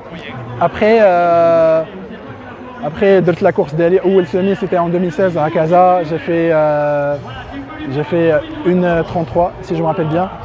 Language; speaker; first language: French; non-native, local second language; Arabic